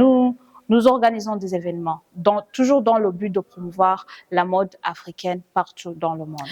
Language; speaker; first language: French; non-native, local second language; Rundi